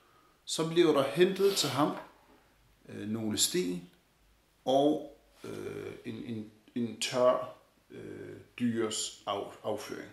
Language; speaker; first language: Danish; early bilingual, other home language; Arabic